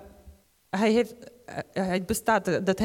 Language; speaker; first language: Dutch; non-native, fluent; Ukrainian